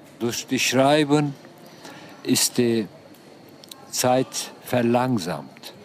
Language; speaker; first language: German; non-native, fluent; Turkish